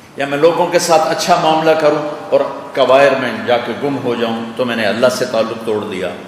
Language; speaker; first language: Urdu; non-native, local second language; Punjabi